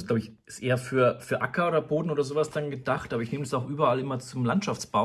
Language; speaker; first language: German; native; German